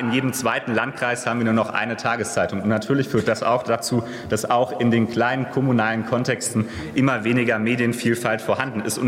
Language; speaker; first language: German; native; German